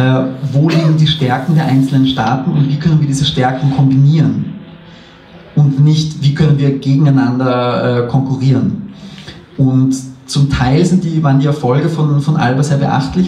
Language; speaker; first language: German; native; German